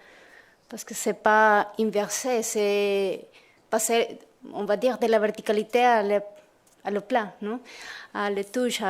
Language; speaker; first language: French; non-native, fluent; Spanish